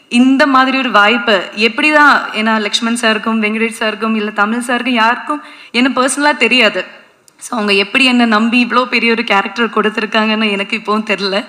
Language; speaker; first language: Tamil; non-native, fluent; Malayalam